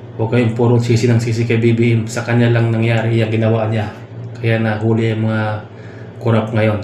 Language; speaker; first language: Filipino; native; Filipino